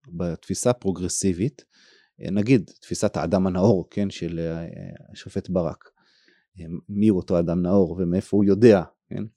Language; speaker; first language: Hebrew; native; Hebrew